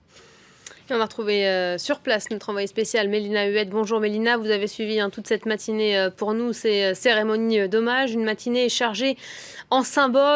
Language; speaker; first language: French; native; French